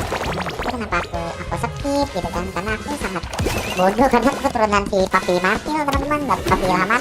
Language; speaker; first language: Indonesian; native; Indonesian